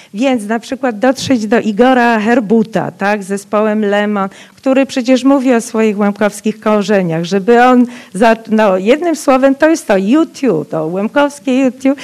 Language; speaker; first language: Polish; non-native, local second language; Rusyn